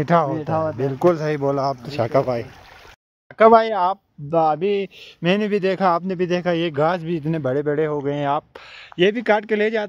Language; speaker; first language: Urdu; non-native, local second language; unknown